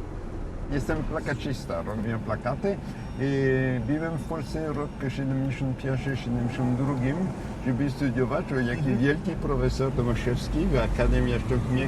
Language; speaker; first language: Polish; non-native, learner; French